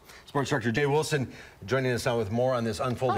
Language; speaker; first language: English; native; English